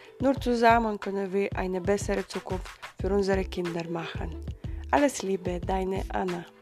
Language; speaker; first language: German; non-native, fluent; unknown